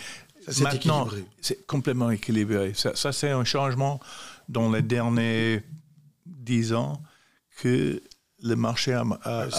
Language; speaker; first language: French; non-native, fluent; English